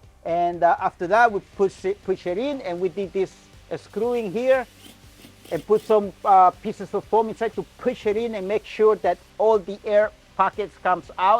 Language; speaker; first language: English; non-native, fluent; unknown